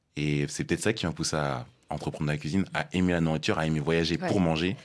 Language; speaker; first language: French; early bilingual, other home language; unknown